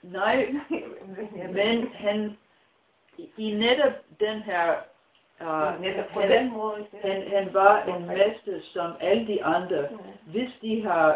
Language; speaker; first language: Danish; non-native, fluent; English